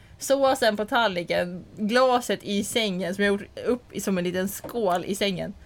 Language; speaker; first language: Swedish; native; Swedish